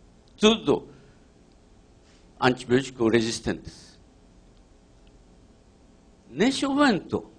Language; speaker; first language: Portuguese; non-native, learner; Japanese